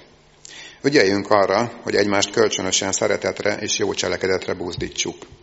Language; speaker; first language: Hungarian; native; Hungarian